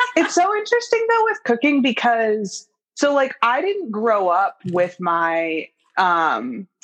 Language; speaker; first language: English; native; English